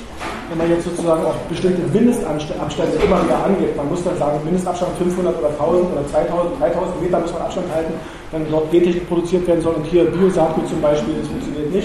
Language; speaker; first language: German; native; German